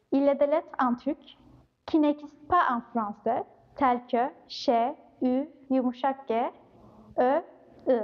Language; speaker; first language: French; non-native, fluent; Turkish